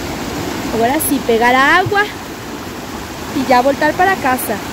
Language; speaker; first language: Portuguese; non-native, local second language; Spanish